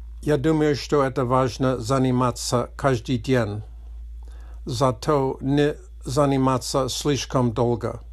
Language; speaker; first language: Russian; non-native, learner; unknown